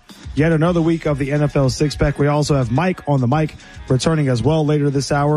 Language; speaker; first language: English; native; English